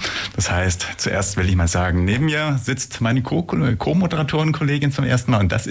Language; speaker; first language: German; native; German